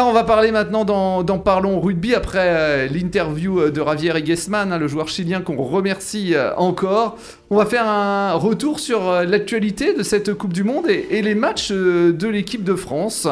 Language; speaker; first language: French; native; French